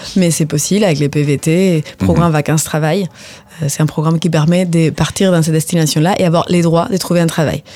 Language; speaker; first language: French; non-native, fluent; Spanish